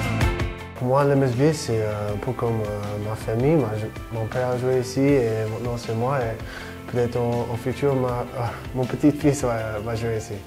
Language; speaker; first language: French; non-native, fluent; English